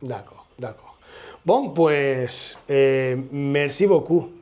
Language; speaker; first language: French; non-native, learner; Spanish